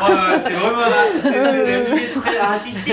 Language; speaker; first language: French; non-native, learner; Japanese